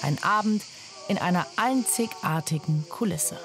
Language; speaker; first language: German; native; German